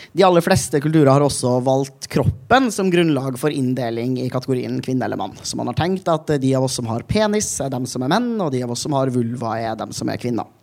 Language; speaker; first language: Norwegian; native; Norwegian